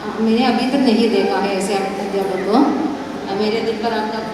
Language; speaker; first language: Hindi; non-native, local second language; Malayalam